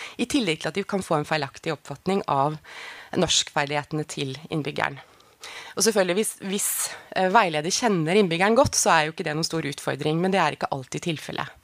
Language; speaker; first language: Norwegian; native; Norwegian